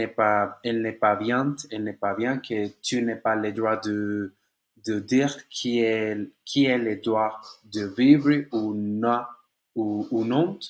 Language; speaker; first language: French; non-native, learner; Spanish